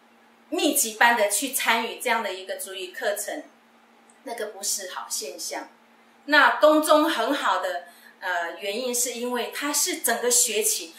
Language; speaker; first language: Chinese; non-native, local second language; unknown